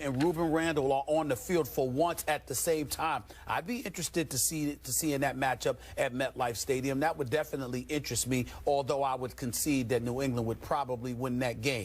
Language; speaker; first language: English; native; English